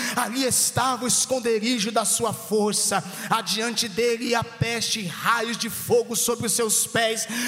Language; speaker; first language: Portuguese; native; Portuguese